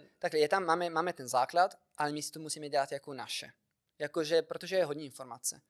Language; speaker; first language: Czech; non-native, fluent; Italian